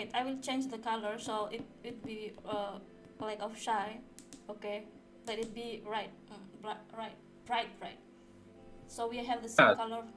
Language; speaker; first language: English; non-native, learner; Indonesian